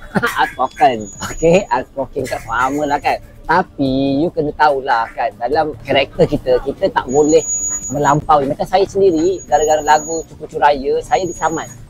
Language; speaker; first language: Malay; native; Malay